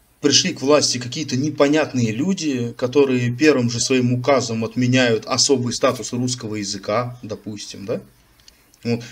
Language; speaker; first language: Russian; native; Russian